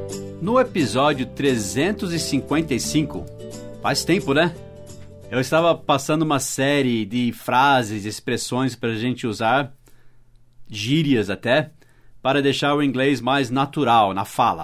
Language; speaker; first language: Portuguese; early bilingual, other home language; English